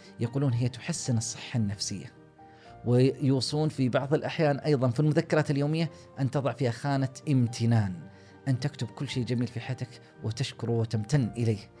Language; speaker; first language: Arabic; native; Arabic